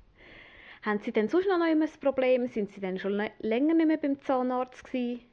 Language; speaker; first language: German; native; German